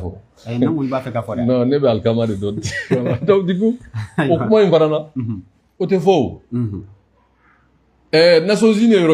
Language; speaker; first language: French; non-native, local second language; Bambara